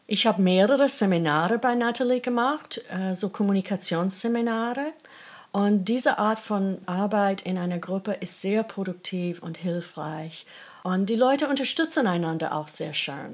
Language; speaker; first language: German; non-native, fluent; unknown